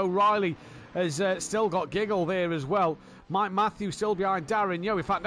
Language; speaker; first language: English; native; English